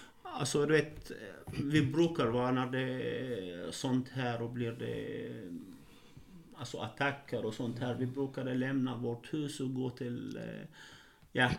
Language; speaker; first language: Swedish; non-native, fluent; Arabic